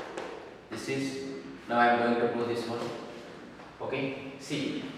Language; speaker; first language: English; non-native, local second language; Kannada